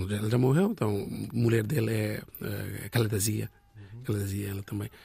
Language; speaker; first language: Portuguese; non-native, learner; Bangla